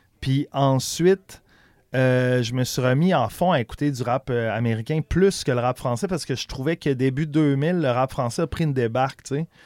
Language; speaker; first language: French; native; French